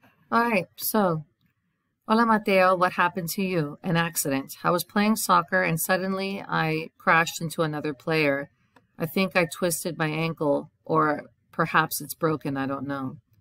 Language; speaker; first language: English; native; English